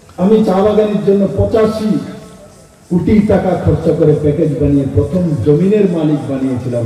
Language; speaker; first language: Bangla; native; Bangla